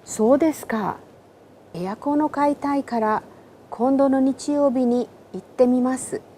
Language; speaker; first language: Japanese; non-native, fluent; Hindi